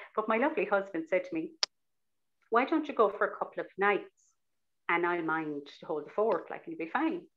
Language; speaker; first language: English; native; English